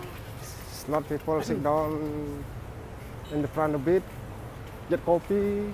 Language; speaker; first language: English; non-native, learner; Indonesian